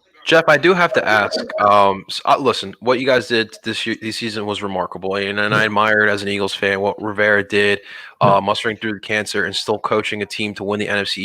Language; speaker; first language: English; native; English